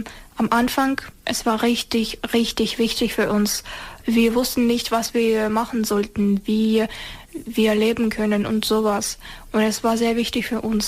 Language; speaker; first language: German; non-native, learner; Ukrainian